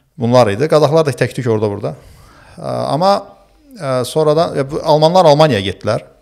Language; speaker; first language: Azerbaijani; early bilingual, other home language; Turkish